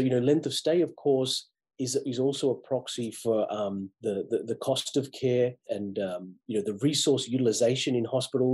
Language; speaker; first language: English; native; English